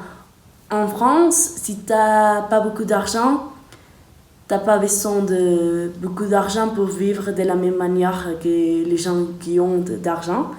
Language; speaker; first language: French; non-native, fluent; Spanish